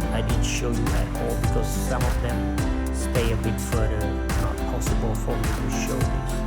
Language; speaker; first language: English; non-native, learner; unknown